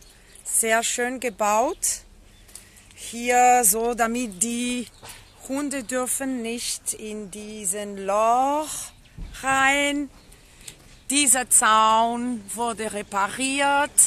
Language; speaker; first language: German; non-native, learner; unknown